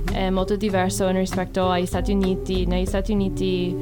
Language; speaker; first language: Italian; non-native, fluent; English